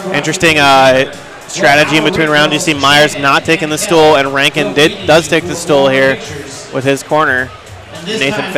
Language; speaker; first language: English; native; English